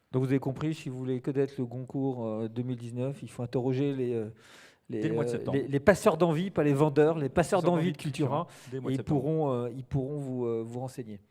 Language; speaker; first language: French; native; French